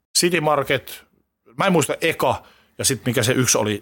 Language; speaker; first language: Finnish; native; Finnish